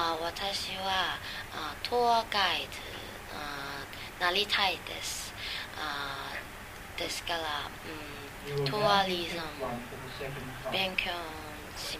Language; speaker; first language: Japanese; non-native, learner; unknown